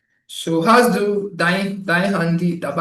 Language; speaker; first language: German; non-native, fluent; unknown